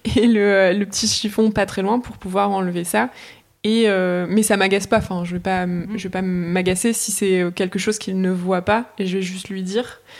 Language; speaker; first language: French; native; French